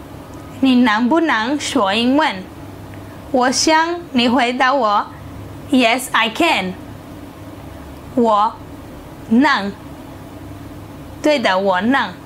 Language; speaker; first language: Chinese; non-native, learner; Portuguese